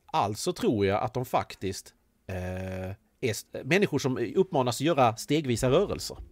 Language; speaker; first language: Swedish; native; Swedish